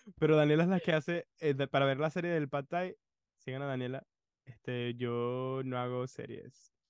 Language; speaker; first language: Spanish; early bilingual, other home language; English